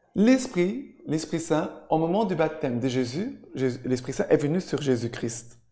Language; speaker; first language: French; non-native, fluent; Portuguese